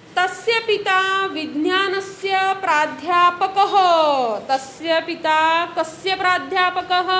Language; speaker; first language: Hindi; non-native, local second language; Marathi